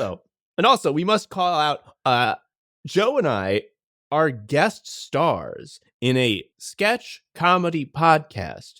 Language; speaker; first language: English; native; English